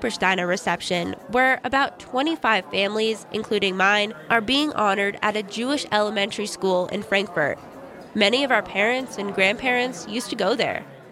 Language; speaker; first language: English; native; English